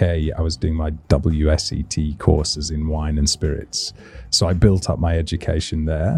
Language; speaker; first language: English; native; English